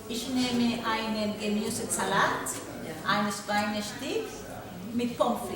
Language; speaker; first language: German; non-native, learner; Spanish